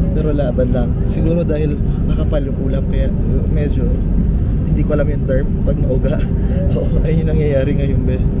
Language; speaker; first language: Filipino; native; Filipino